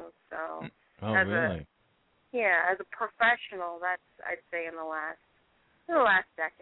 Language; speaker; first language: English; early bilingual, other home language; French